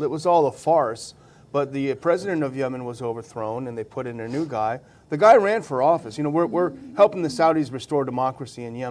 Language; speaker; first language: English; native; English